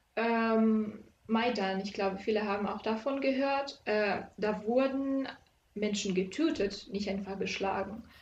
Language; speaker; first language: German; non-native, fluent; Ukrainian